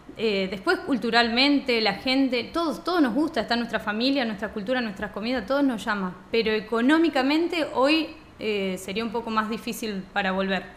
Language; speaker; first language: Spanish; native; Spanish